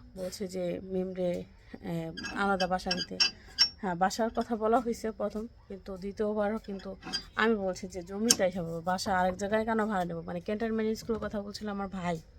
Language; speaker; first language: Bangla; native; Bangla